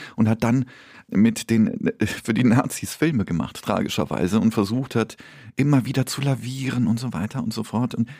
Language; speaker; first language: German; early bilingual, other home language; Polish